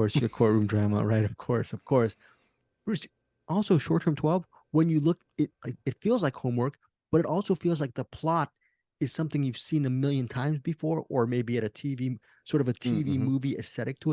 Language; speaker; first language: English; native; English